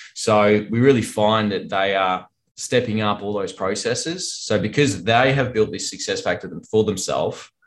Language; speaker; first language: English; native; English